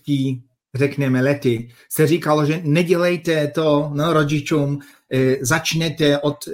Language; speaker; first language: Czech; non-native, fluent; Polish